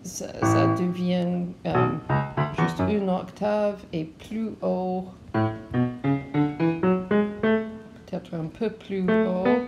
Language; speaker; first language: French; non-native, learner; English